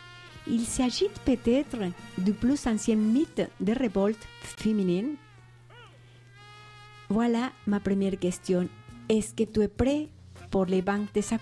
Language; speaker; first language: French; non-native, fluent; Spanish